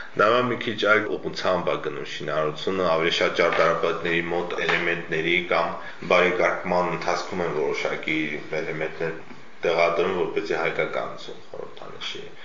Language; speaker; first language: Armenian; native; Armenian